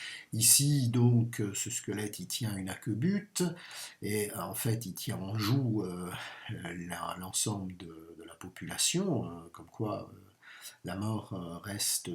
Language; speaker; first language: French; native; French